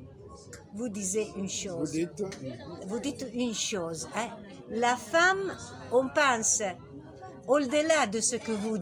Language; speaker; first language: French; non-native, learner; Italian